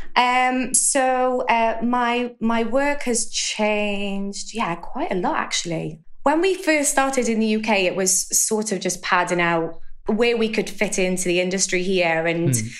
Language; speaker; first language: English; native; English